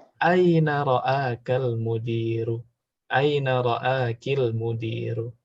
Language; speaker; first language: Arabic; non-native, fluent; Indonesian